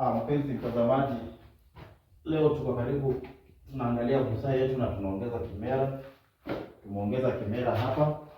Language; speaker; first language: Swahili; non-native, local second language; Luyia